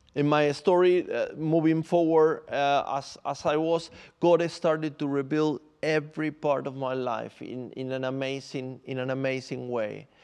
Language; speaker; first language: English; non-native, fluent; Spanish